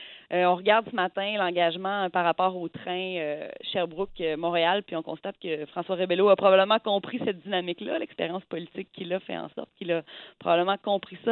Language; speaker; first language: French; native; French